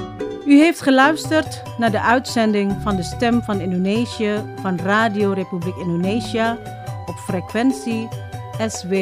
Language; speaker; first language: Dutch; non-native, fluent; Indonesian